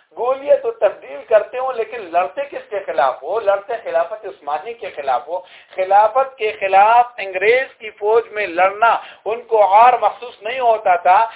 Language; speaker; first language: Urdu; non-native, local second language; Pashto